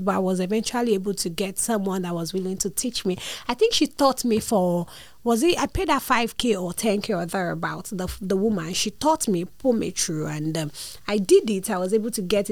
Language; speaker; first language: English; non-native, local second language; Yoruba